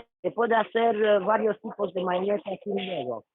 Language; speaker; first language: Spanish; non-native, fluent; Romanian